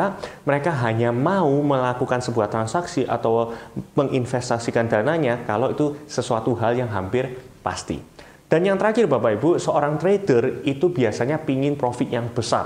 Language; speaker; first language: Indonesian; native; Indonesian